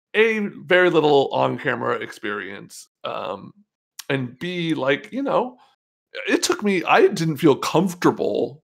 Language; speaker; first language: English; native; English